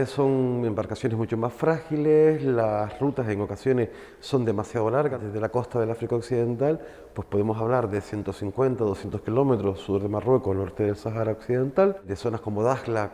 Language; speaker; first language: Spanish; native; Spanish